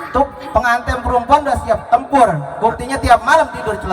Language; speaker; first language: Indonesian; native; Indonesian